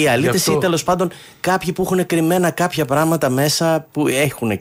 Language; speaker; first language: Greek; native; Greek